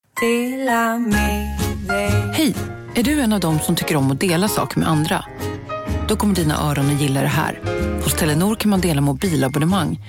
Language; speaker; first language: Swedish; native; Swedish